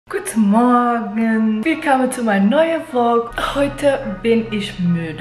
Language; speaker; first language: German; non-native, fluent; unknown